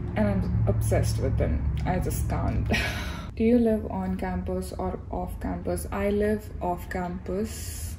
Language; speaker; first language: English; non-native, local second language; Telugu